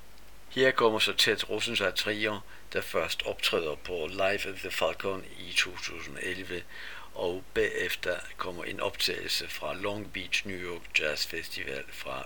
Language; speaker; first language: Danish; native; Danish